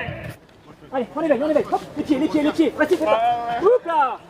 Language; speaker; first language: French; native; French